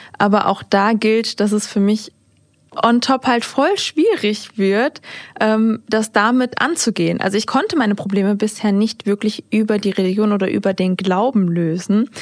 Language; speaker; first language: German; early bilingual, other home language; Turkish